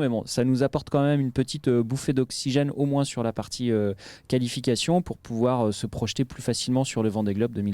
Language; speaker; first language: French; native; French